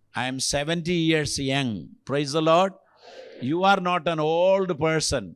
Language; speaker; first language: English; non-native, local second language; Telugu